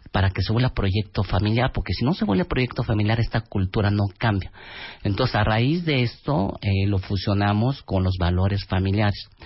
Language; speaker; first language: Spanish; native; Spanish